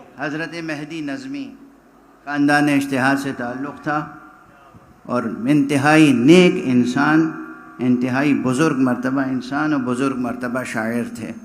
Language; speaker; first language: Urdu; native; Urdu